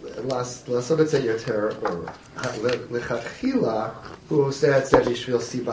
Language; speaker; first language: Hebrew; non-native, fluent; English